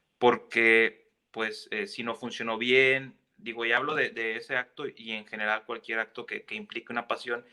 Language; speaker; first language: Spanish; native; Spanish